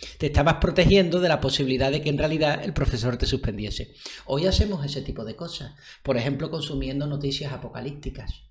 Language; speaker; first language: Spanish; native; Spanish